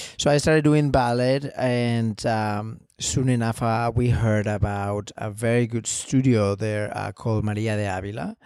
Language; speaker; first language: English; non-native, fluent; Spanish